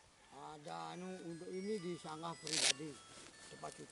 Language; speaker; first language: Indonesian; non-native, local second language; Balinese